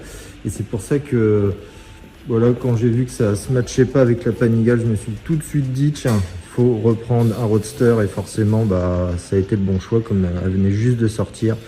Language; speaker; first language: French; native; French